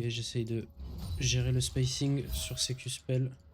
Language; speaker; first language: French; native; French